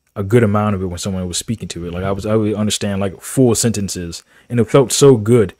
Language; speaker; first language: English; native; English